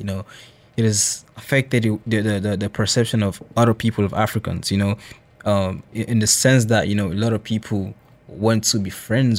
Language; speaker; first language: English; non-native, local second language; Esan